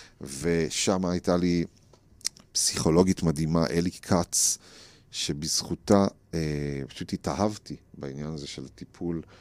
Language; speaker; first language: Hebrew; native; Hebrew